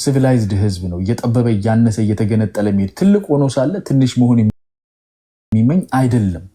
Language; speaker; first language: Amharic; non-native, local second language; Oromo